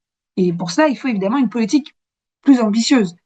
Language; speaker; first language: French; native; French